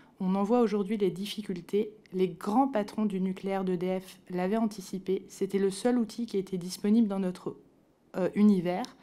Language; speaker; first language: French; native; French